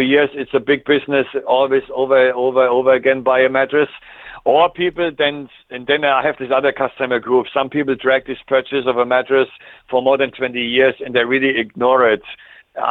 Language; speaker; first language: English; non-native, fluent; German